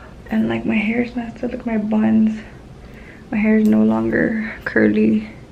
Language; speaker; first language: English; native; English